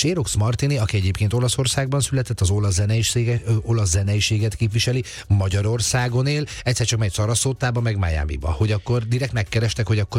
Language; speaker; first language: Hungarian; native; Hungarian